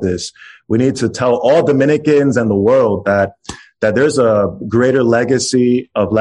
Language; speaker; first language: English; native; English